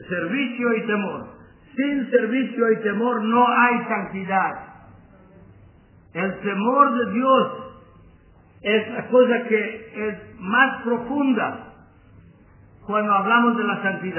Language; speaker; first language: Spanish; non-native, learner; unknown